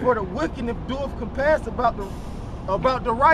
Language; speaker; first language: English; native; English